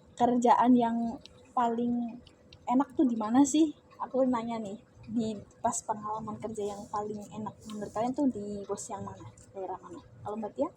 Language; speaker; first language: Indonesian; native; Indonesian